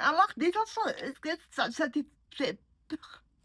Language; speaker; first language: French; non-native, learner; Mongolian